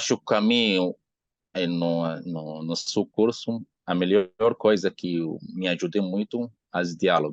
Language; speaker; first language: Portuguese; non-native, learner; Arabic